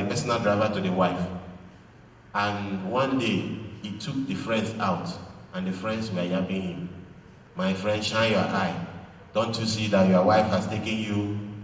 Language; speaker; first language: English; non-native, local second language; Igbo